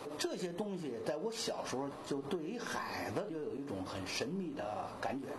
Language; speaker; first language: Chinese; native; Chinese